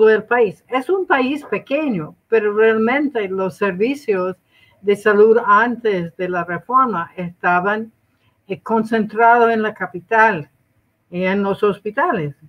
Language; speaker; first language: Spanish; non-native, fluent; English